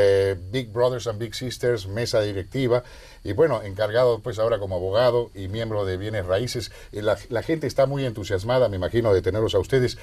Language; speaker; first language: Spanish; native; Spanish